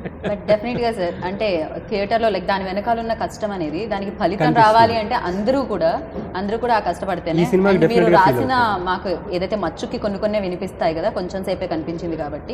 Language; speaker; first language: Telugu; native; Telugu